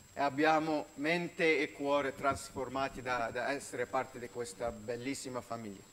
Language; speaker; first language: Italian; non-native, learner; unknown